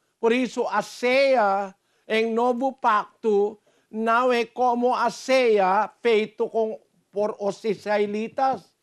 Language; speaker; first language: Portuguese; non-native, fluent; Filipino